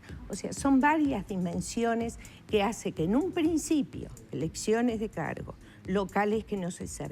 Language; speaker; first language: Spanish; native; Spanish